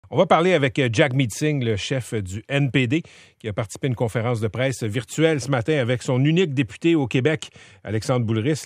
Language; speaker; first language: French; native; French